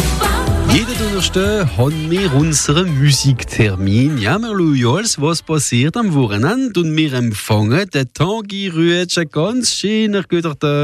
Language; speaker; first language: German; non-native, local second language; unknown